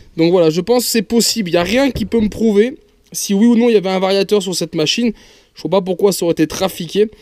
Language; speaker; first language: French; native; French